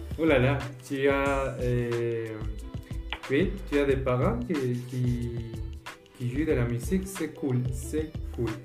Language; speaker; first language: French; non-native, fluent; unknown